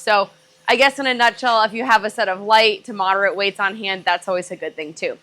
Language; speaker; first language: English; native; English